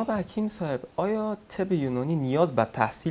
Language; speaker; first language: Persian; native; Persian